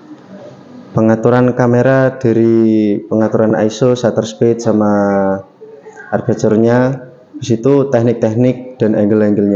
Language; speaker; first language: Indonesian; non-native, local second language; Javanese